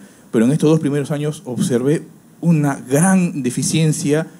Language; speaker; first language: Spanish; native; Spanish